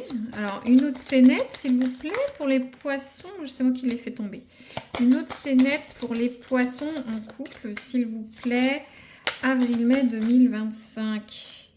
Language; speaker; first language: French; native; French